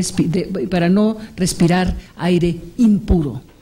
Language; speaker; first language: Spanish; native; Spanish